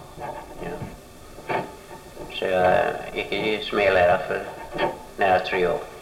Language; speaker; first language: Swedish; early bilingual, heritage; Swedish